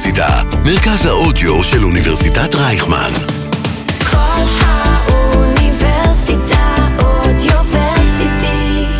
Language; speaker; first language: Hebrew; native; Hebrew